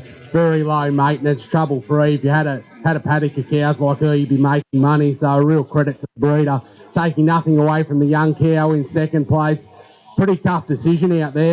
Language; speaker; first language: English; native; English